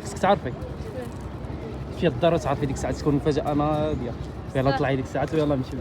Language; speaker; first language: Arabic; native; Arabic